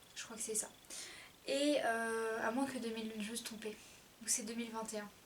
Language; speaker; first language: French; native; French